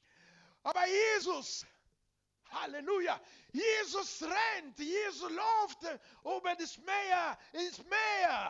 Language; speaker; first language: German; non-native, learner; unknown